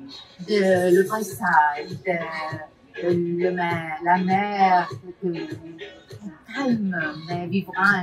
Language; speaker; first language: French; non-native, learner; Spanish